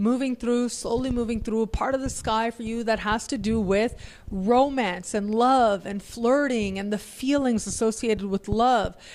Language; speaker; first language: English; native; English